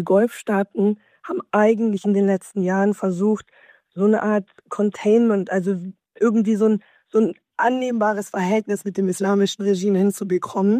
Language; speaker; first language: German; native; German